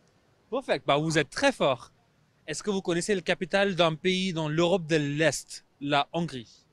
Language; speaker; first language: French; non-native, fluent; English